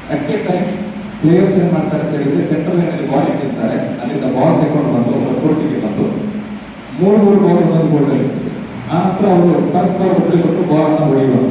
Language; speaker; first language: Kannada; native; Kannada